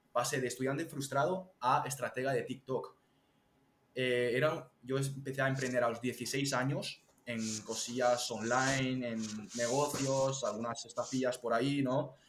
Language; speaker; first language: Spanish; early bilingual, other home language; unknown